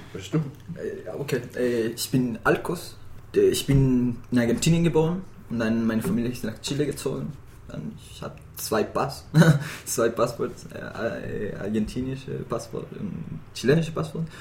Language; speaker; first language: German; non-native, fluent; Spanish